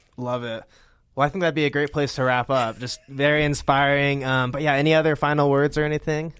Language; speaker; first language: English; native; English